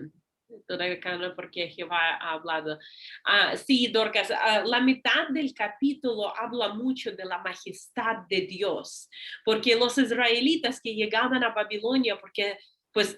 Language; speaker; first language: Spanish; non-native, learner; English